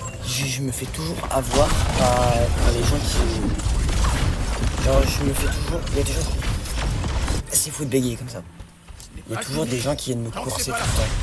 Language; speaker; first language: French; native; French